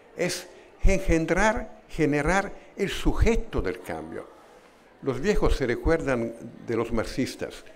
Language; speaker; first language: Spanish; non-native, fluent; Italian